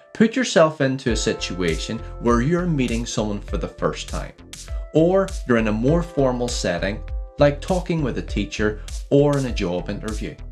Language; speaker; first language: English; native; English